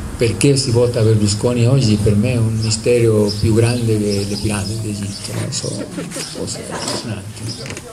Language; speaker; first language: Italian; non-native, fluent; Spanish